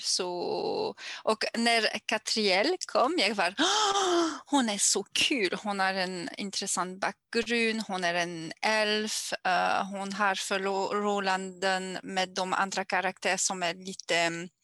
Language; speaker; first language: Swedish; non-native, learner; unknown